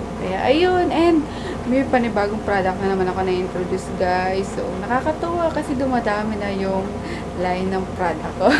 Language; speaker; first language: Filipino; native; Filipino